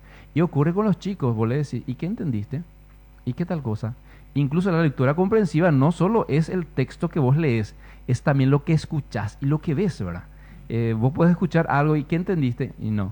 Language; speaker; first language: Spanish; native; Spanish